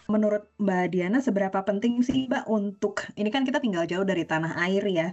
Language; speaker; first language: Indonesian; native; Indonesian